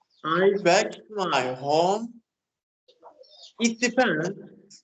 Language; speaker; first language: English; non-native, learner; Turkish